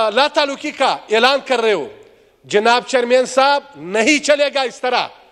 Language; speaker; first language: Urdu; non-native, local second language; Pashto